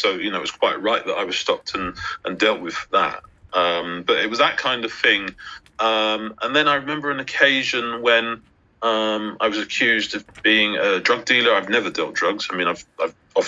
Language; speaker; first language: English; native; English